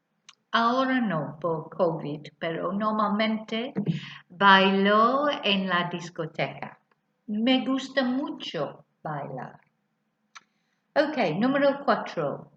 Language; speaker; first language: Spanish; non-native, fluent; English